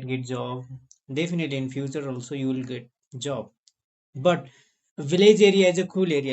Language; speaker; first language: English; non-native, learner; Nepali